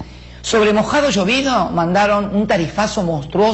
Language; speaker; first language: Spanish; native; Spanish